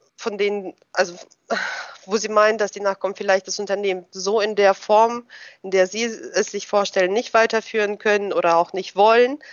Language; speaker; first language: German; early bilingual, other home language; Russian